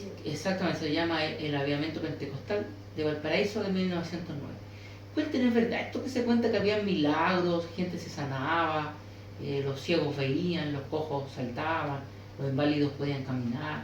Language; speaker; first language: Spanish; native; Spanish